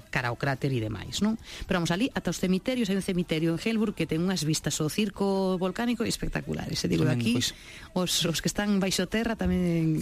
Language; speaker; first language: Galician; non-native, local second language; Spanish